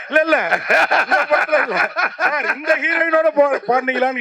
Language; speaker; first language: Tamil; native; Tamil